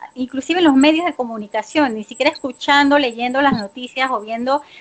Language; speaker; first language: Spanish; native; Spanish